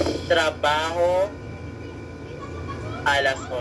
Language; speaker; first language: Spanish; non-native, learner; Filipino